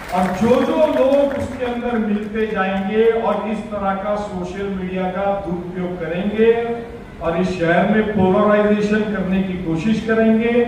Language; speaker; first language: Hindi; non-native, local second language; Marathi